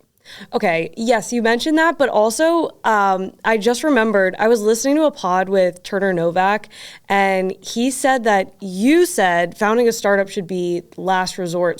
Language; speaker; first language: English; native; English